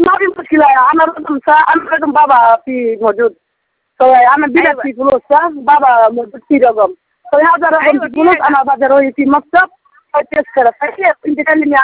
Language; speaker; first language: Arabic; non-native, learner; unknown